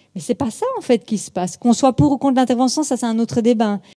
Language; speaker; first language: French; native; French